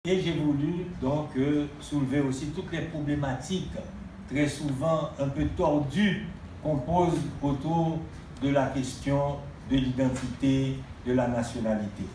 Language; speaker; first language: French; non-native, local second language; Haitian Creole